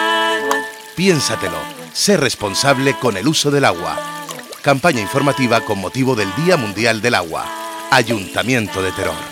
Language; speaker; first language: Spanish; native; Spanish